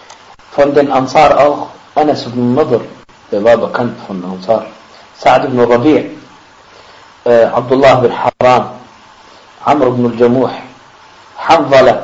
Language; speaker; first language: German; non-native, fluent; Arabic